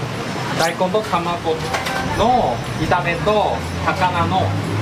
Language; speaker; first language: Japanese; non-native, learner; Thai